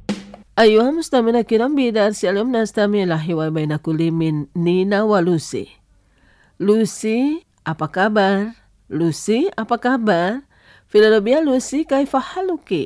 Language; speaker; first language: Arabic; non-native, fluent; Indonesian